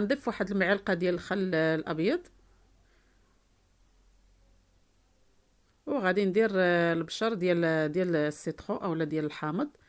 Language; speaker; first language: Arabic; native; Arabic